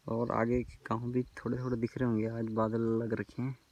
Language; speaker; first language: Hindi; native; Hindi